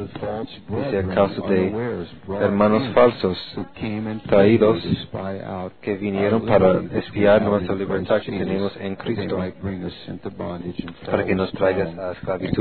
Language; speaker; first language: Spanish; non-native, learner; English